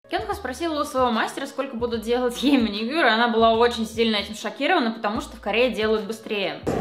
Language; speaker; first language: Russian; native; Russian